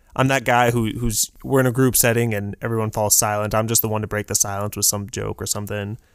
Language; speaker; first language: English; early bilingual, other home language; Urdu